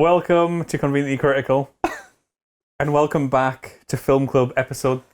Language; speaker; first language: English; native; English